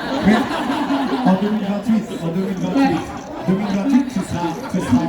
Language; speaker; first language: French; native; French